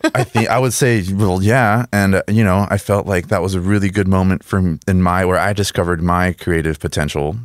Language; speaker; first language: English; early bilingual, other home language; Spanish